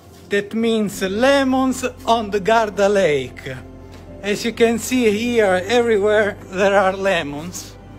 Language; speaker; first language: English; non-native, fluent; Italian